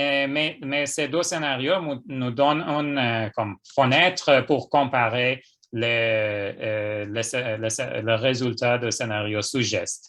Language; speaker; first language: French; non-native, fluent; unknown